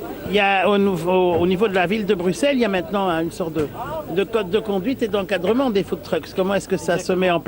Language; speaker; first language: French; native; French